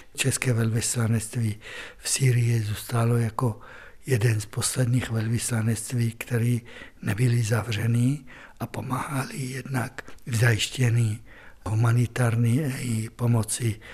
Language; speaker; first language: Czech; non-native, fluent; Arabic